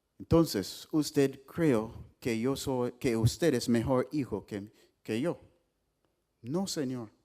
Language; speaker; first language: Spanish; non-native, fluent; English